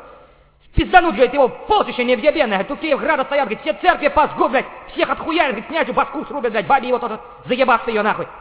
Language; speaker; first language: Russian; native; Russian